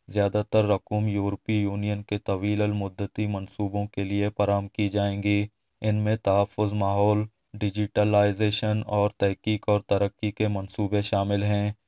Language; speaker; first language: Urdu; non-native, local second language; Baluchi